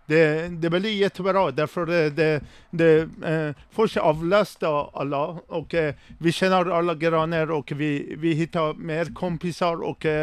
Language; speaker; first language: Swedish; non-native, learner; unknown